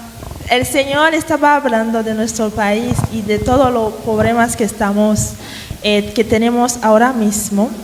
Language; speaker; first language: Spanish; non-native, fluent; Haitian Creole